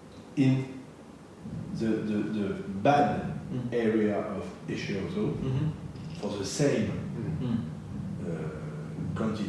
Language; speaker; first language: English; non-native, learner; French